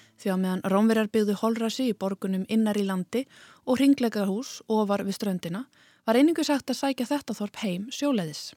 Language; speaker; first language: Icelandic; native; Icelandic